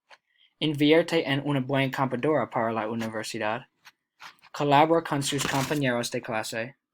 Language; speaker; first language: Spanish; non-native, learner; English